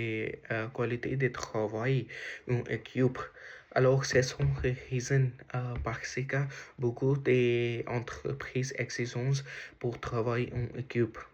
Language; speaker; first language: French; non-native, learner; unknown